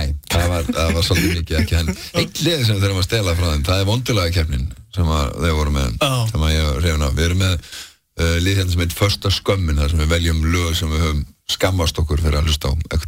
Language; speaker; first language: Icelandic; native; Icelandic